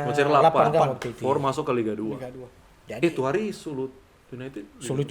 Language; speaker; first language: Indonesian; non-native, local second language; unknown